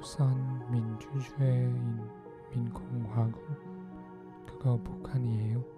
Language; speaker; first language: Korean; non-native, learner; Filipino